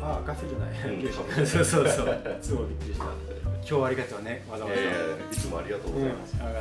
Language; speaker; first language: Japanese; non-native, learner; French